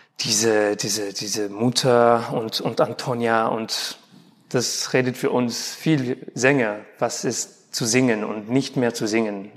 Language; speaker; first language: German; non-native, learner; French